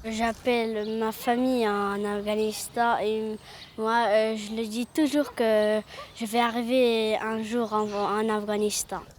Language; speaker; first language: French; early bilingual, other home language; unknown